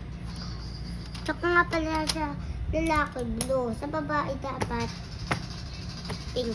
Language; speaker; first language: Filipino; native; Filipino